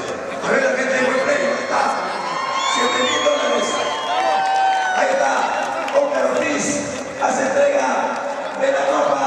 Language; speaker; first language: Spanish; native; Spanish